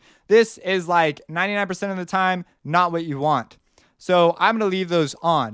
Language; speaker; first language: English; native; English